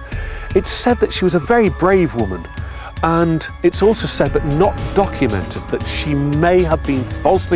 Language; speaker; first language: English; native; English